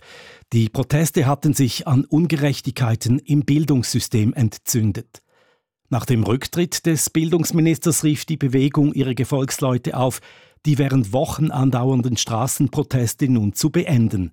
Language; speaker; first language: German; native; German